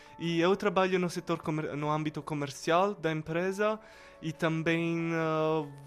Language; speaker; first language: Portuguese; non-native, learner; Italian